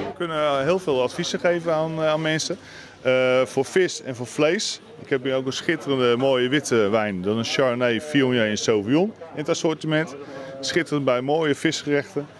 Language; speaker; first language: Dutch; native; Dutch